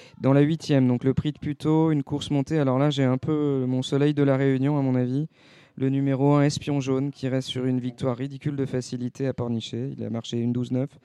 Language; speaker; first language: French; native; French